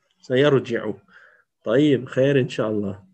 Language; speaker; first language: Arabic; non-native, fluent; French